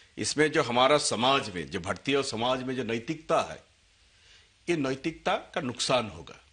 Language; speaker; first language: Hindi; non-native, local second language; Assamese